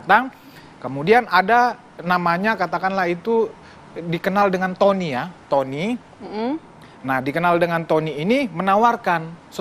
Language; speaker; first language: Indonesian; native; Indonesian